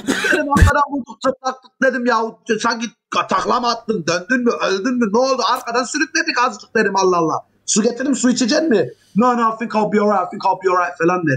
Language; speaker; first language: Turkish; early bilingual, heritage; Turkish